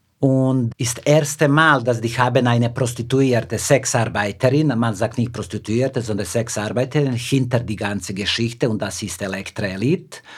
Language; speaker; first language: German; non-native, fluent; Serbian